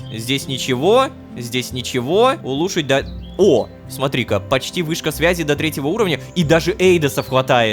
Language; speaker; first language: Russian; native; Russian